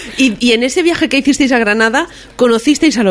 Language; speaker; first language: Spanish; native; Spanish